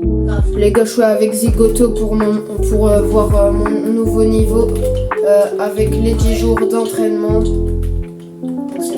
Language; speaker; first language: French; native; French